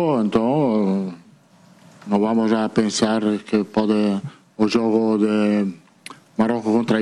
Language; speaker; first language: Portuguese; non-native, fluent; Italian